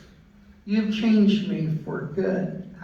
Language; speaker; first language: English; native; English